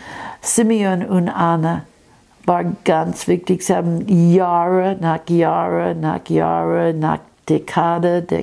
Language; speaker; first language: German; non-native, fluent; English